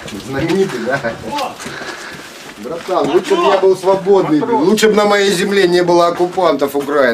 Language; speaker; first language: Russian; native; Russian